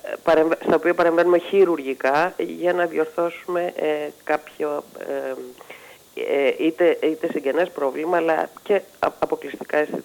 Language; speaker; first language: Greek; native; Greek